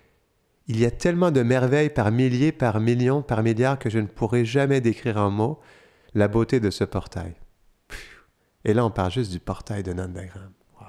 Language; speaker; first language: French; native; French